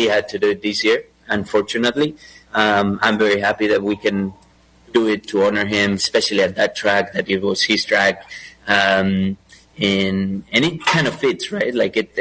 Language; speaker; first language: English; non-native, fluent; Spanish